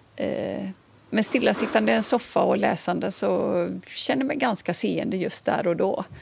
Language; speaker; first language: Swedish; native; Swedish